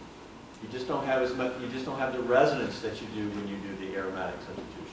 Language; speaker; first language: English; native; English